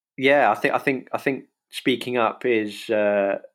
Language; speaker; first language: English; native; English